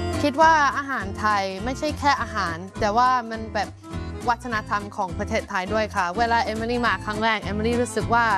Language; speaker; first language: Thai; non-native, fluent; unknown